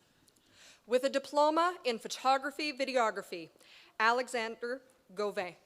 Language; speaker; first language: English; native; English